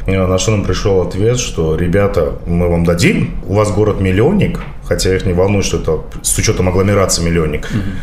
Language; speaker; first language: Russian; non-native, local second language; Tajik